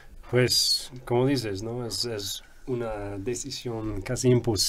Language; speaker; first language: Spanish; non-native, fluent; English